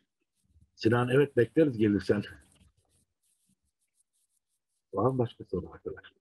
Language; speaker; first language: Turkish; native; Turkish